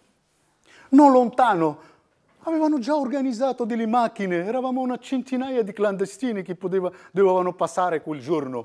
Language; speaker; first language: Italian; non-native, fluent; Riffian